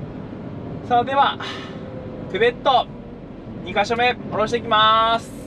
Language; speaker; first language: Japanese; native; Japanese